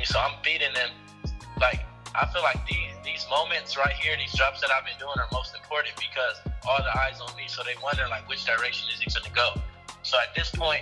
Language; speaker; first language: English; native; English